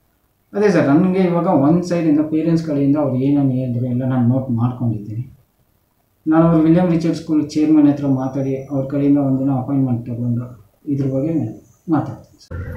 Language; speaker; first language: Kannada; non-native, local second language; Tamil